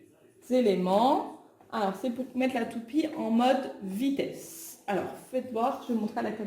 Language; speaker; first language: French; native; French